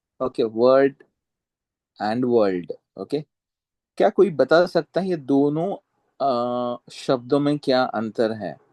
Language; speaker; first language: Hindi; non-native, local second language; Marathi